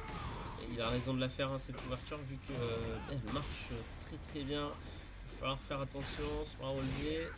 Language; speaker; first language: French; native; French